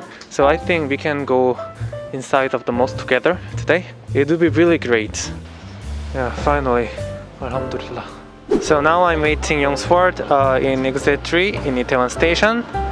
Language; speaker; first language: English; non-native, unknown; Korean